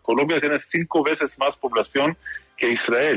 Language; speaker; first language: Spanish; non-native, fluent; Hebrew